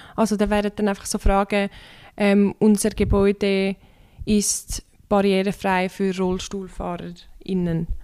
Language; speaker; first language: German; non-native, fluent; Turkish